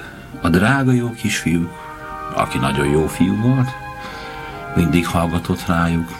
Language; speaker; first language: Hungarian; native; Hungarian